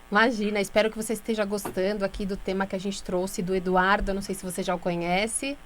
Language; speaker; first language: Portuguese; native; Portuguese